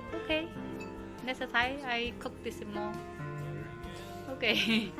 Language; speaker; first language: English; non-native, learner; Chinese